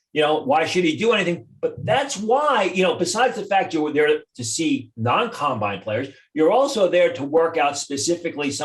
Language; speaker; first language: English; native; English